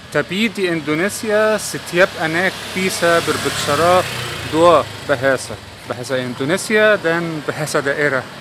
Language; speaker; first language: Indonesian; non-native, fluent; Arabic